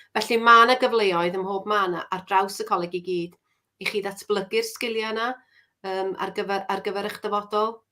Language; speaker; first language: Welsh; native; Welsh